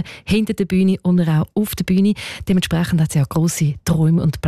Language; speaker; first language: German; native; German